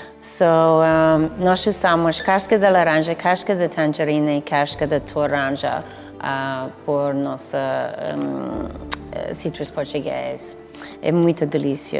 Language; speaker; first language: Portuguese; non-native, learner; English